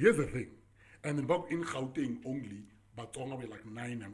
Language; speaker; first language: English; non-native, local second language; Tsonga